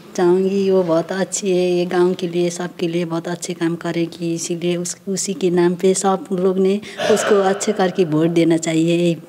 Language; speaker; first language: Hindi; native; Hindi